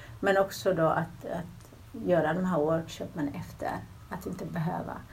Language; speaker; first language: Swedish; early bilingual, other home language; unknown